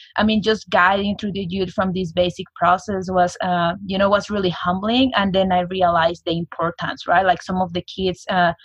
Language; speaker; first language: English; non-native, fluent; Spanish